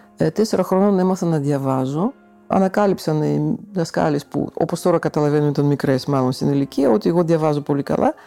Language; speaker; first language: Greek; non-native, fluent; Russian